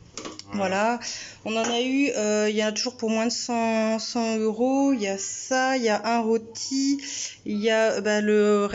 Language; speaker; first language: French; native; French